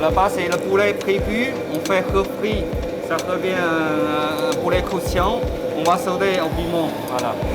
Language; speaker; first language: French; non-native, fluent; Chinese